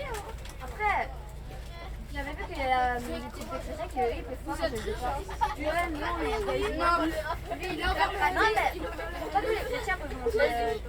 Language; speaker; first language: French; native; French